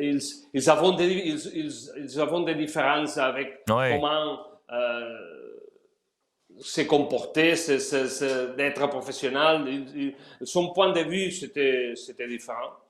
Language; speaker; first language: French; non-native, fluent; Spanish